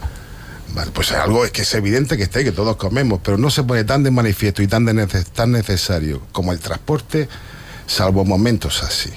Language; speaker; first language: Spanish; native; Spanish